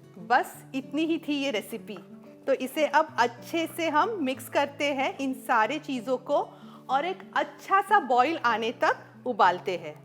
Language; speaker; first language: Hindi; non-native, local second language; Marathi